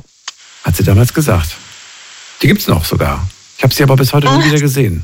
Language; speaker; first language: German; native; German